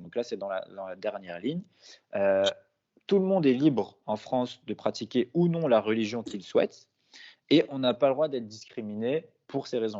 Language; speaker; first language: French; native; French